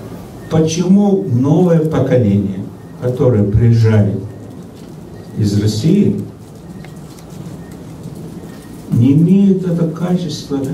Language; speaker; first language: Russian; early bilingual, heritage; Russian